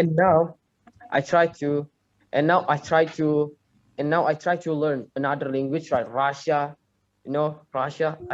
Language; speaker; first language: English; non-native, learner; Indonesian